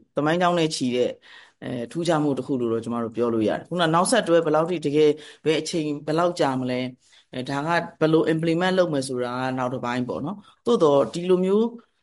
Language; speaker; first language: Burmese; native; Burmese